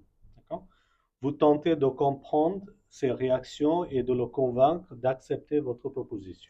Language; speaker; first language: French; non-native, fluent; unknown